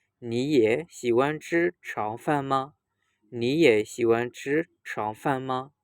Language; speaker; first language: Chinese; non-native, fluent; Burmese